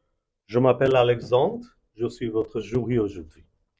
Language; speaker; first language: French; non-native, fluent; Bangla